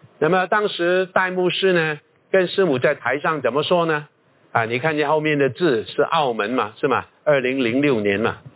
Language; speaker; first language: Chinese; non-native, local second language; Cantonese